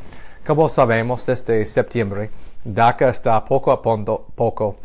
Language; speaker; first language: Spanish; non-native, fluent; English